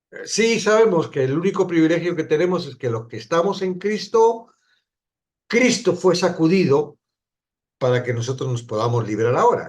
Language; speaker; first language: Spanish; native; Spanish